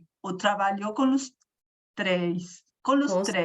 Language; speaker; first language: Portuguese; non-native, learner; Spanish